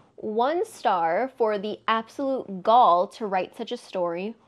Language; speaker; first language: English; native; English